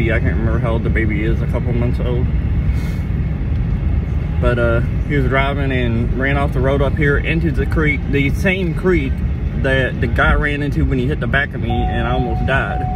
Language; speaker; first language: English; native; English